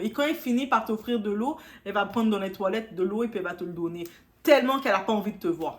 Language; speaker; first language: French; native; French